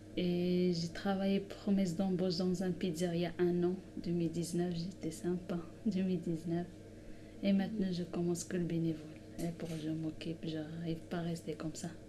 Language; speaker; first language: French; non-native, local second language; Arabic